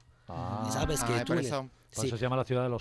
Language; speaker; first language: Spanish; native; Spanish